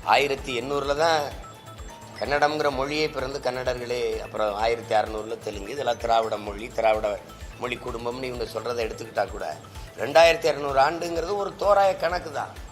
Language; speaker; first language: Tamil; native; Tamil